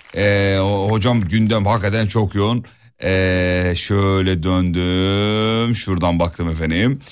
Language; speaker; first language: Turkish; native; Turkish